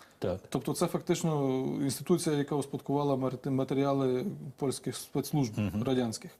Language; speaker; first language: Ukrainian; native; Ukrainian